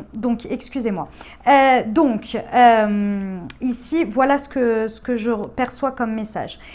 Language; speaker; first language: French; native; French